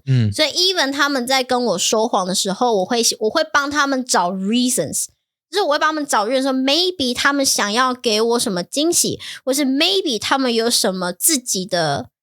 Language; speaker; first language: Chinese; non-native, fluent; English